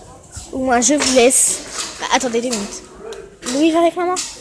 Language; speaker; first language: French; native; French